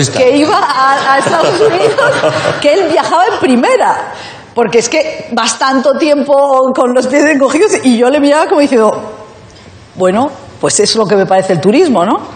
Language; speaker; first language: Spanish; native; Spanish